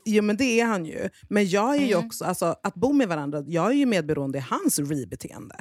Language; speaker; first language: Swedish; native; Swedish